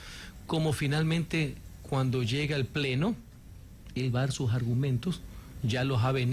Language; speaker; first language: Spanish; native; Spanish